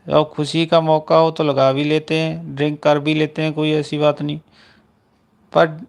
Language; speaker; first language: Hindi; non-native, local second language; Punjabi